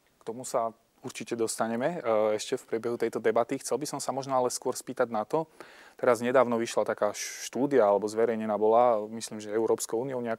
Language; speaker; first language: Slovak; native; Slovak